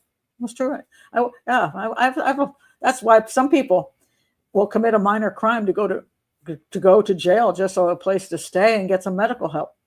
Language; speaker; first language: English; native; English